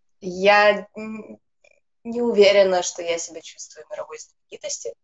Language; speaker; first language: Russian; native; Russian